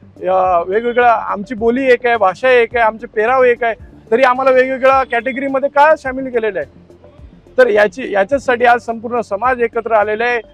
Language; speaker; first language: Marathi; non-native, local second language; Lambadi